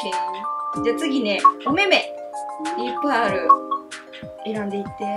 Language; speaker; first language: Japanese; native; Japanese